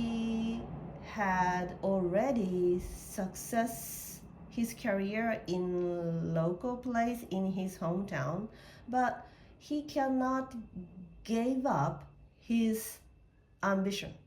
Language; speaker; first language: English; non-native, learner; Japanese